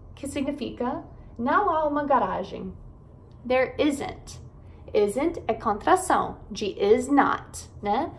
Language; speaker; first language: Portuguese; non-native, fluent; English